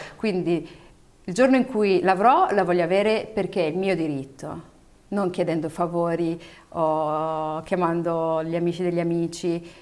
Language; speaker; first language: Italian; early bilingual, other home language; Arabic